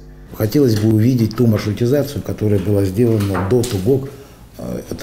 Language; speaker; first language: Russian; native; Russian